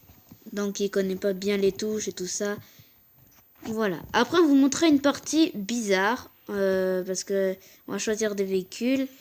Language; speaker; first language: French; native; French